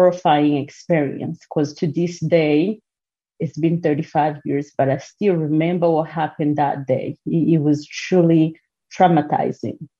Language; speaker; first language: English; non-native, local second language; Kinyarwanda